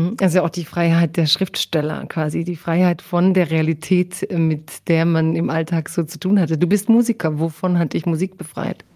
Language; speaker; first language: German; early bilingual, other home language; Croatian